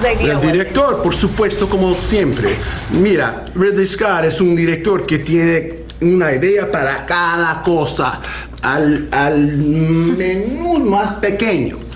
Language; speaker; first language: Spanish; non-native, learner; English